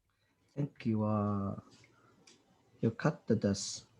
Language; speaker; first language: Japanese; non-native, learner; English